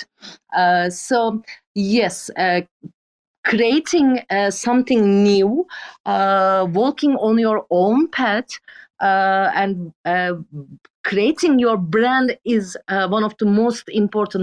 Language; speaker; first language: English; non-native, fluent; Turkish